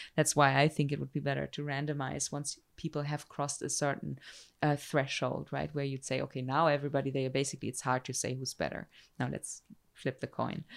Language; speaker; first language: English; non-native, fluent; German